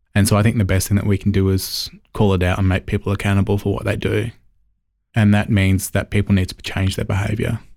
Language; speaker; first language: English; native; English